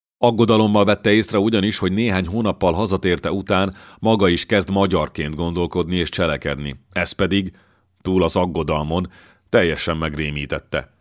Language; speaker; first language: Hungarian; native; Hungarian